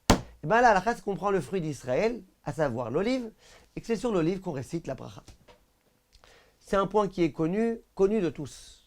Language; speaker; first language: French; native; French